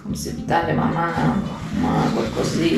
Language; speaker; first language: Italian; non-native, learner; Portuguese